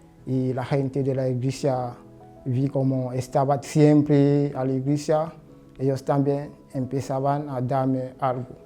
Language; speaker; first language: Spanish; non-native, learner; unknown